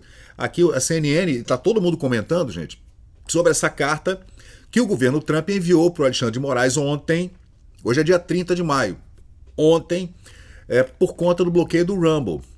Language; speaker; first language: Portuguese; native; Portuguese